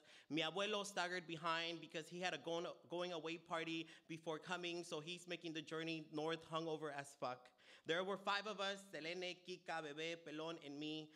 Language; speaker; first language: English; early bilingual, other home language; Spanish